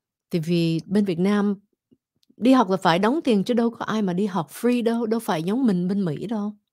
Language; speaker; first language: Vietnamese; early bilingual, heritage; Vietnamese